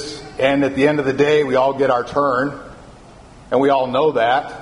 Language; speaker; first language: English; native; English